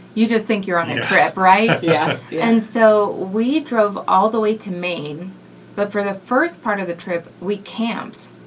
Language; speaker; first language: English; native; English